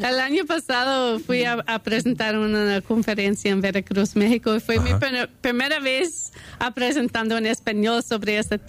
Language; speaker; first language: Spanish; non-native, fluent; English